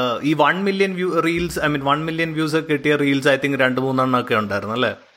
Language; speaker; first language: Malayalam; early bilingual, heritage; Malayalam